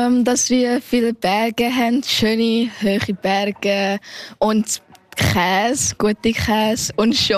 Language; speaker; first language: German; early bilingual, heritage; German